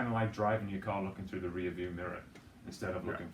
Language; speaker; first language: English; native; English